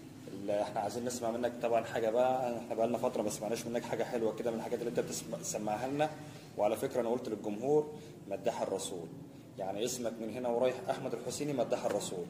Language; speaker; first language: Arabic; native; Arabic